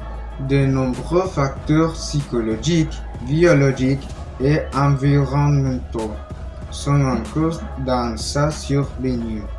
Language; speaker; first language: French; non-native, learner; Spanish